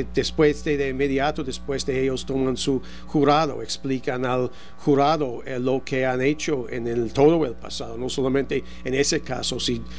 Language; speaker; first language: Spanish; non-native, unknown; English